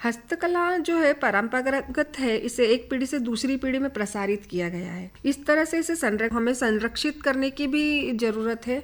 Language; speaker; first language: Hindi; native; Hindi